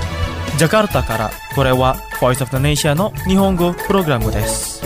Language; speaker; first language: Japanese; non-native, fluent; Indonesian